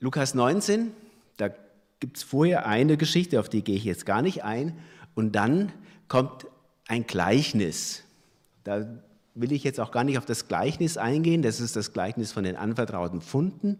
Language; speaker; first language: German; native; German